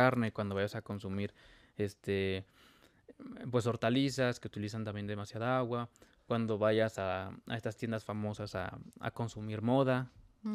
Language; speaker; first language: Spanish; native; Spanish